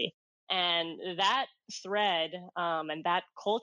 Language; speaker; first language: English; non-native, local second language; Cantonese